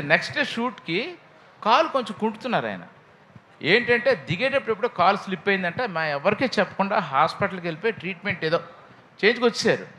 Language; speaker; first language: Telugu; native; Telugu